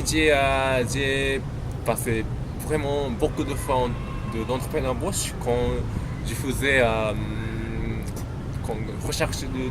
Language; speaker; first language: French; non-native, learner; Japanese